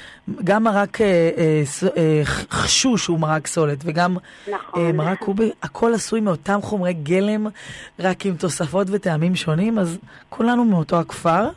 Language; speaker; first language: Hebrew; native; Hebrew